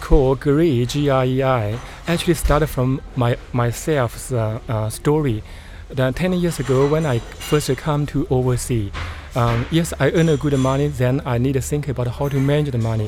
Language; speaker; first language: English; non-native, learner; Chinese